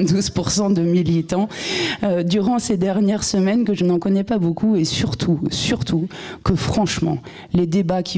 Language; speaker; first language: French; native; French